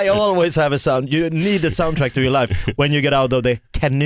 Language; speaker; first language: English; non-native, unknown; Swedish